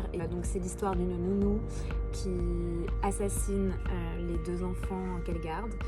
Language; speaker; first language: French; native; French